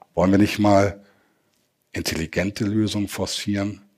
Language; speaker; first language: German; native; German